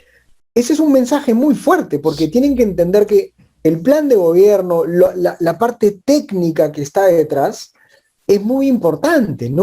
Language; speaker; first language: Spanish; native; Spanish